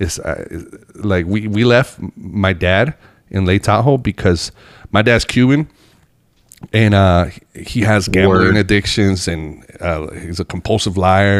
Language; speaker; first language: English; early bilingual, other home language; Spanish